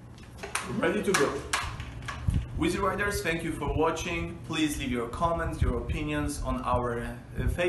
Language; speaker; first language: English; non-native, fluent; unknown